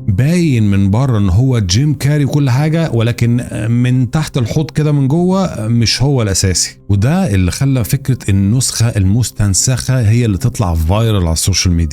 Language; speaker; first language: Arabic; native; Arabic